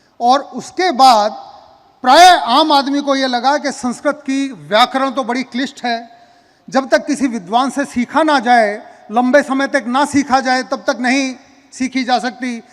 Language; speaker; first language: Hindi; native; Hindi